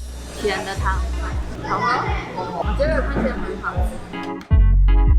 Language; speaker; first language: Chinese; non-native, learner; Mongolian